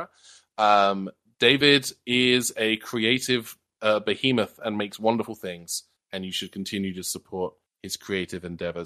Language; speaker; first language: English; native; English